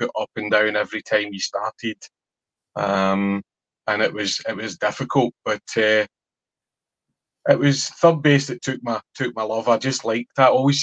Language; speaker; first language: English; native; English